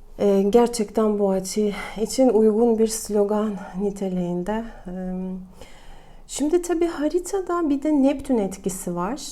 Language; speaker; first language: Turkish; non-native, fluent; Russian